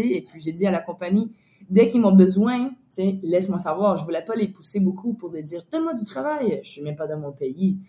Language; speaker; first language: French; native; French